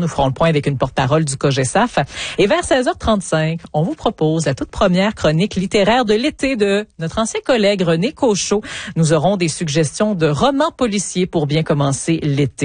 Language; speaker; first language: French; native; French